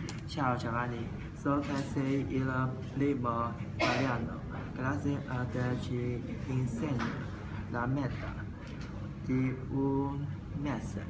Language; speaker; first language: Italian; non-native, learner; Chinese